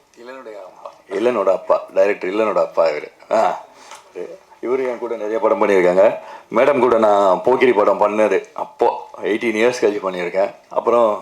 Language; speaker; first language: Tamil; non-native, local second language; Kannada